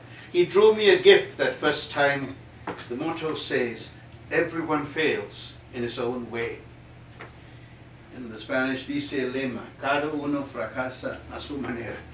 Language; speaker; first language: English; non-native, local second language; Tamil